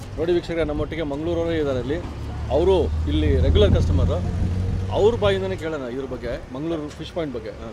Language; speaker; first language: Kannada; native; Kannada